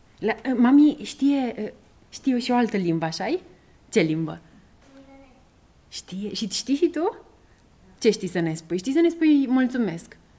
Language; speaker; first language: Romanian; native; Romanian